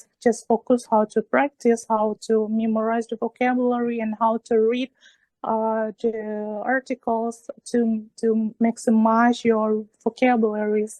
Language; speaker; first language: English; non-native, learner; Indonesian